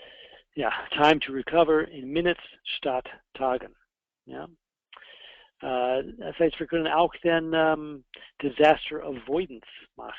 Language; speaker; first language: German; non-native, fluent; English